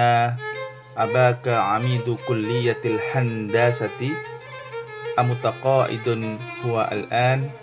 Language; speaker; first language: Arabic; non-native, fluent; Indonesian